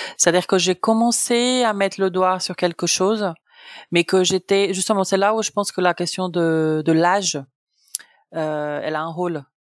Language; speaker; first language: French; non-native, fluent; Portuguese